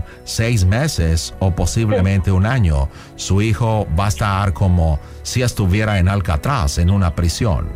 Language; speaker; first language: Spanish; non-native, local second language; English